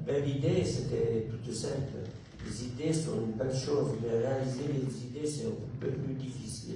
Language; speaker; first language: French; non-native, local second language; Italian